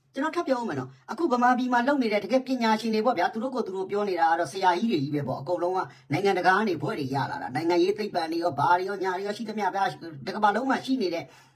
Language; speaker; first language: Burmese; non-native, local second language; S'gaw Karen